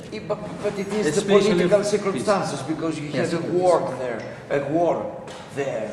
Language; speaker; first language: English; non-native, fluent; Greek